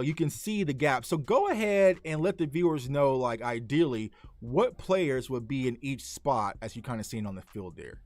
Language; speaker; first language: English; native; English